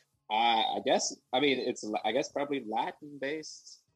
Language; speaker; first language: English; native; English